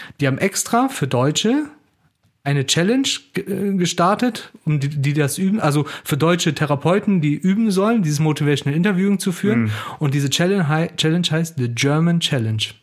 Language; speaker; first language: German; early bilingual, other home language; Turkish